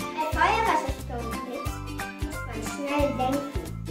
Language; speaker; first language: German; early bilingual, heritage; German